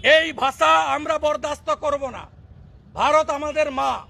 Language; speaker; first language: Bangla; native; Bangla